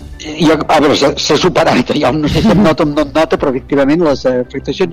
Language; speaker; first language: Catalan; native; Catalan